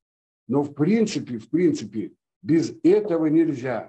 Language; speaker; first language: Russian; native; Russian